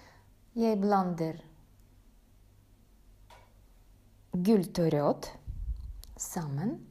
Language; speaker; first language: Norwegian; non-native, fluent; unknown